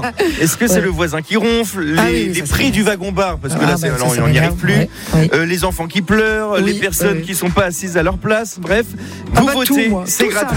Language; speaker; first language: French; native; French